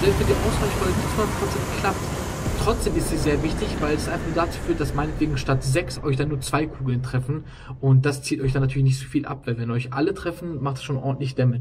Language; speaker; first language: German; native; German